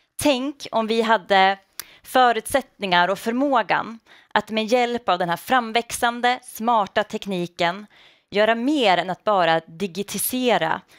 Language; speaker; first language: Swedish; native; Swedish